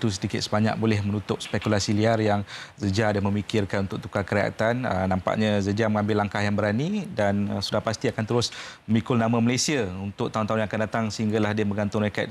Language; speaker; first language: Malay; native; Malay